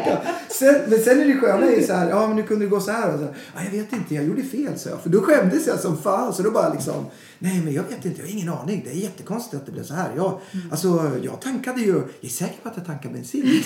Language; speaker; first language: Swedish; native; Swedish